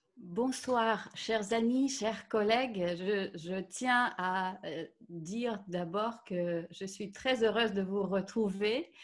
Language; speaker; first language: French; non-native, fluent; Russian